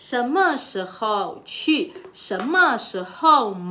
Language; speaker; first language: Chinese; non-native, local second language; Malay